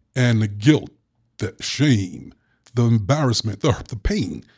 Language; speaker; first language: English; native; English